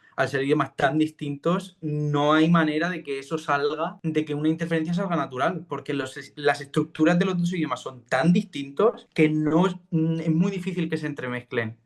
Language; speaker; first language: Spanish; native; Spanish